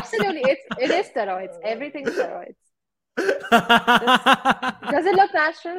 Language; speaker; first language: English; non-native, local second language; Hindi